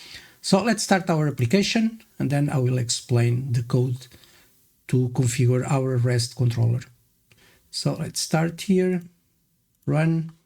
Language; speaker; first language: English; non-native, fluent; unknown